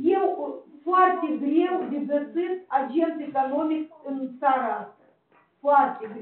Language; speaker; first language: Romanian; non-native, local second language; Russian